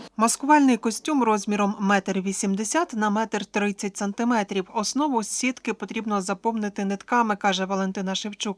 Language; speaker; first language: Ukrainian; native; Ukrainian